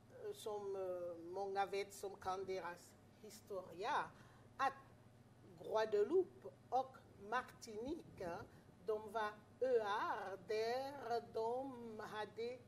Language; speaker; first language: Swedish; non-native, fluent; French